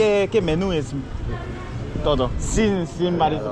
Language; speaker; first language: Spanish; non-native, learner; Korean